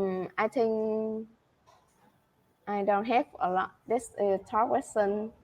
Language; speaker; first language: English; non-native, learner; Vietnamese